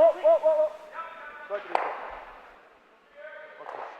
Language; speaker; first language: German; native; German